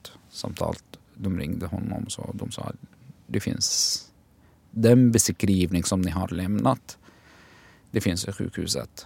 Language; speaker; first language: Swedish; non-native, fluent; Arabic